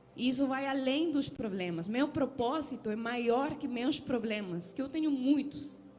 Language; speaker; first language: Portuguese; non-native, fluent; Spanish